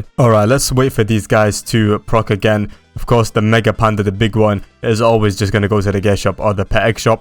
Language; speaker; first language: English; native; English